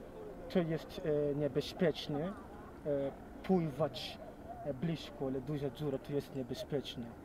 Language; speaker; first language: Polish; non-native, learner; Swahili